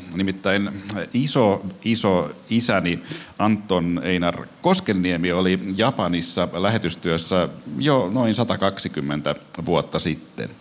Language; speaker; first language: Finnish; native; Finnish